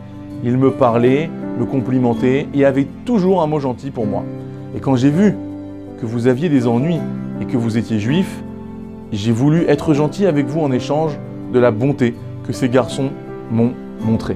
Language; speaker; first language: French; native; French